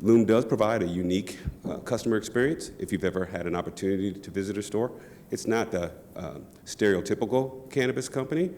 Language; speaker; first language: English; native; English